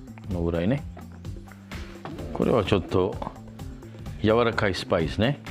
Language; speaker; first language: Japanese; non-native, fluent; Sinhala